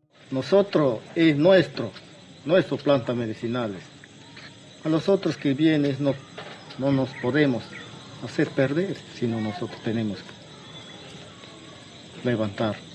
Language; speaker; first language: Spanish; non-native, local second language; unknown